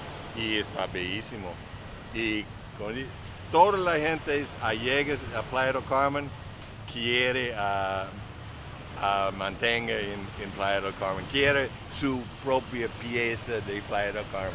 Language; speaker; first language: Spanish; non-native, learner; English